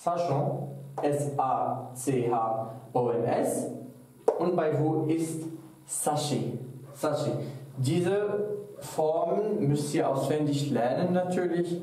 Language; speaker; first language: German; non-native, fluent; French